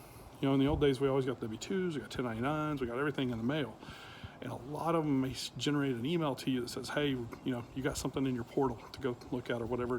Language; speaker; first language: English; native; English